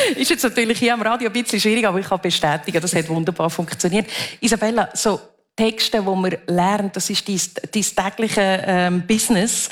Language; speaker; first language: German; native; German